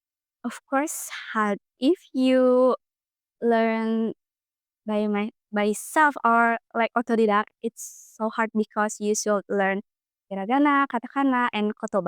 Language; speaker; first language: English; non-native, learner; Indonesian